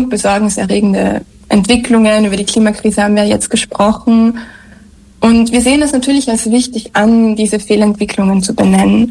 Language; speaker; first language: German; native; German